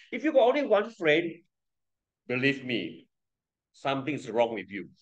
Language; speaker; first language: English; non-native, local second language; Chinese